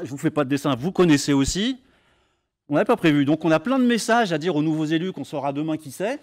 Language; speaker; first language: French; native; French